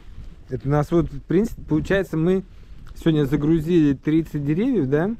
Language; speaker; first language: Russian; native; Russian